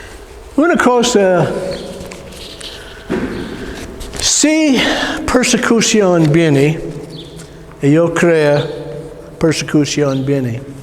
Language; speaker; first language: Spanish; non-native, learner; English